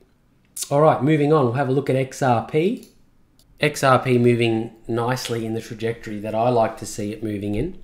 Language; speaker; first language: English; native; English